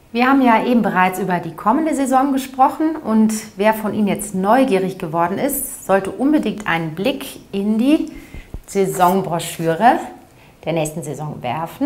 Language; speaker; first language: German; native; German